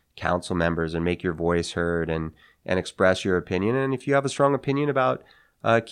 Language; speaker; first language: English; native; English